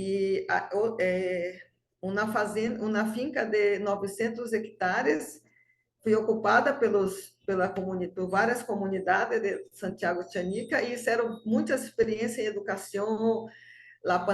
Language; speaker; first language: Portuguese; non-native, fluent; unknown